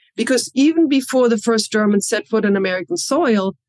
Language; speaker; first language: English; non-native, fluent; German